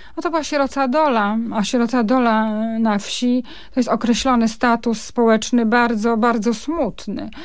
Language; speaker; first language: Polish; native; Polish